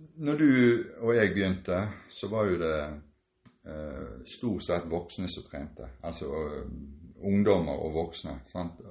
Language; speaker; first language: Norwegian; native; Norwegian